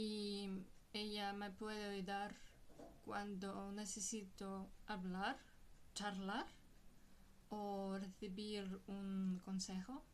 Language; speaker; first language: Spanish; non-native, learner; Russian